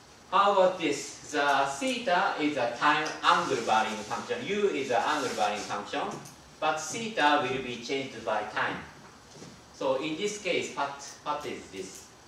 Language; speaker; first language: English; non-native, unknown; Japanese